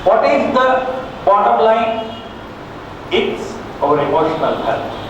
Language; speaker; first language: English; non-native, local second language; Gujarati